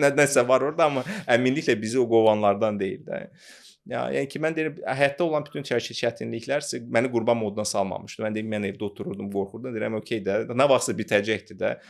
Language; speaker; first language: Azerbaijani; non-native, local second language; Russian